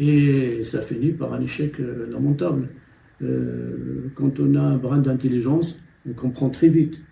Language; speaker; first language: French; non-native, local second language; Tachelhit